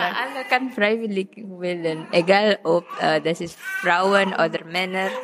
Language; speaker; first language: German; non-native, learner; Indonesian